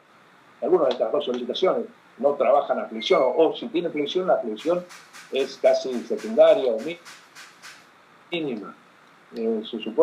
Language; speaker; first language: Spanish; native; Spanish